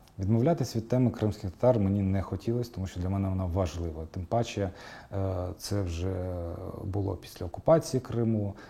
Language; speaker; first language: Ukrainian; non-native, local second language; Crimean Tatar